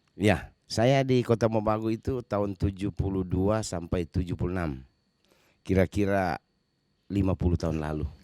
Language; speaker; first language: Indonesian; native; Indonesian